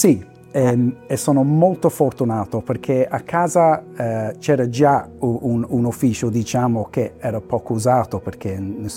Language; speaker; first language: Italian; non-native, fluent; English